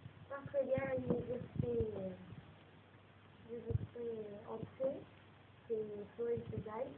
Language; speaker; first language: French; non-native, learner; Arabic